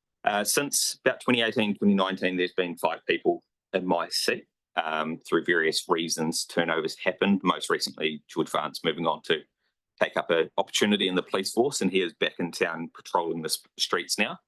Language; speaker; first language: English; native; English